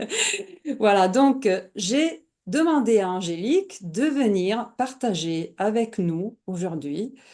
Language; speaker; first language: French; non-native, fluent; Italian